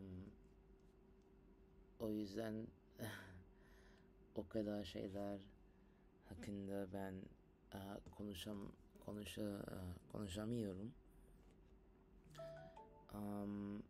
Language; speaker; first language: Turkish; non-native, learner; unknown